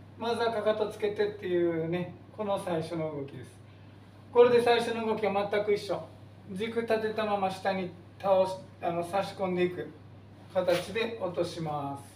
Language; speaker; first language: Japanese; native; Japanese